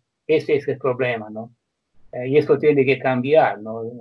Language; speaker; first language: Spanish; non-native, fluent; Croatian